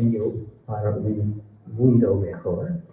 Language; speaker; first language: Spanish; non-native, learner; English